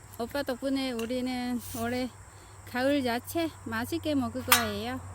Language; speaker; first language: Korean; non-native, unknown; Vietnamese